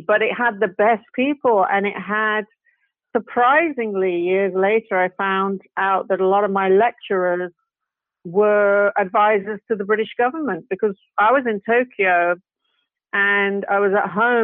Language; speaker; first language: English; native; English